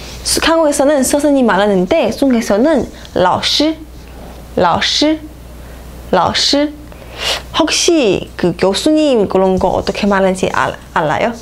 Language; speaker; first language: Korean; non-native, fluent; Chinese